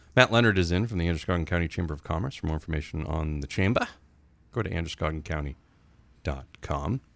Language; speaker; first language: English; native; English